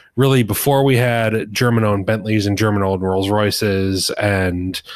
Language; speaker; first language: English; native; English